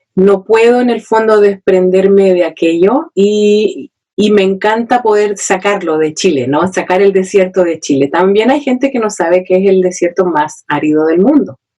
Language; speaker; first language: Spanish; native; Spanish